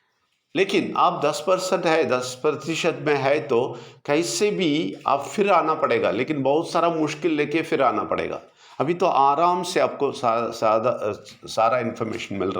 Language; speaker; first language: Hindi; non-native, local second language; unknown